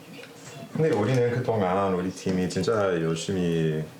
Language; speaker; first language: Korean; non-native, learner; English